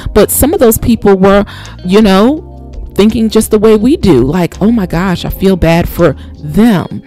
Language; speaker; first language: English; native; English